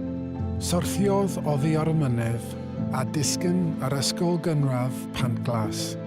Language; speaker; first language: Welsh; native; Welsh